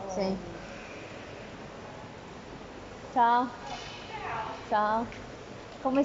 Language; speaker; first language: Italian; non-native, learner; Arabic